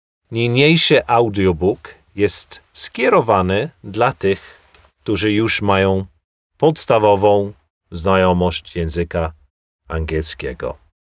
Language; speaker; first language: Polish; non-native, fluent; English